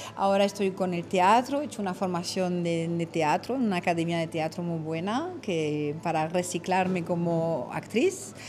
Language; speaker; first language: Spanish; non-native, fluent; French